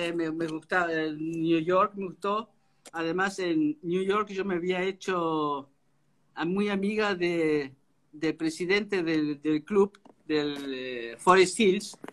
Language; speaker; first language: Spanish; non-native, local second language; German